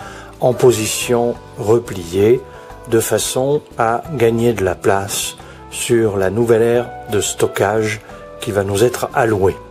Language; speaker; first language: French; native; French